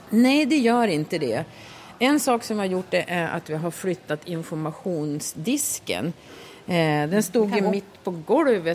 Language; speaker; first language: Swedish; native; Swedish